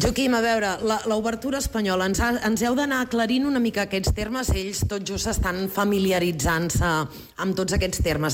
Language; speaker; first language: Catalan; native; Catalan